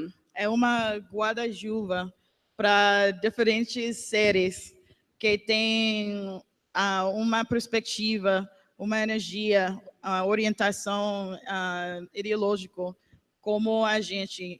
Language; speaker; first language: Portuguese; non-native, learner; English